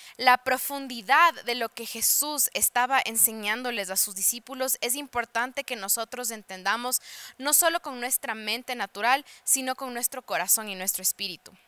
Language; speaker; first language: Spanish; early bilingual, heritage; Spanish